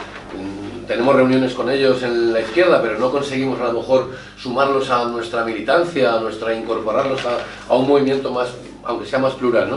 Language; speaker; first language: Spanish; native; Spanish